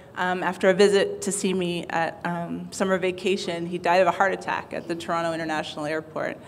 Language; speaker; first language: English; native; English